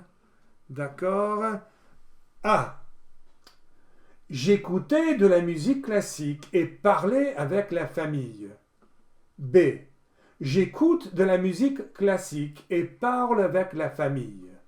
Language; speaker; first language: French; non-native, fluent; English